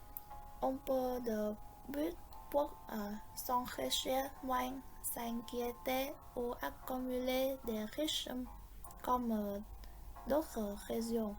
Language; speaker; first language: French; non-native, fluent; Vietnamese